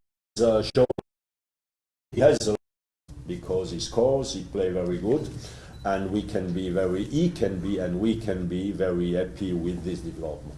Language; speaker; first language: English; non-native, learner; French